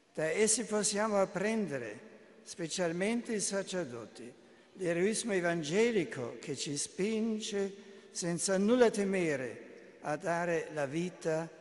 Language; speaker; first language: Italian; non-native, fluent; German